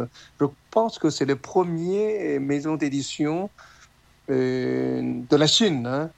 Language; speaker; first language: French; non-native, fluent; Chinese